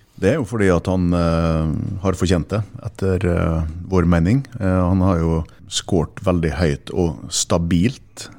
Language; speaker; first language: Norwegian; native; Norwegian